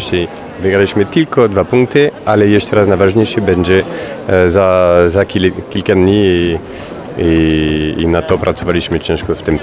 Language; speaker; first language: Polish; non-native, fluent; French